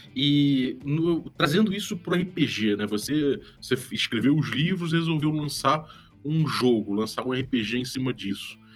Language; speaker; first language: Portuguese; native; Portuguese